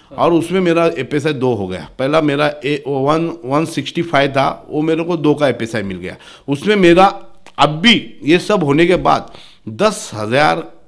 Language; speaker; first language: Hindi; non-native, local second language; Marathi